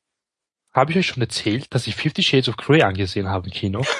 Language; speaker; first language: German; native; German